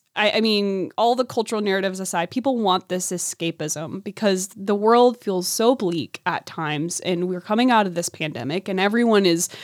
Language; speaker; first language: English; native; English